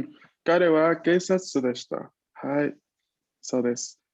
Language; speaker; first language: Japanese; non-native, fluent; Spanish